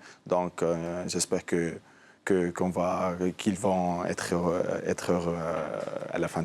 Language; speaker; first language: French; non-native, local second language; Arabic